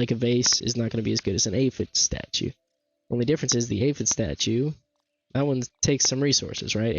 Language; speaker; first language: English; native; English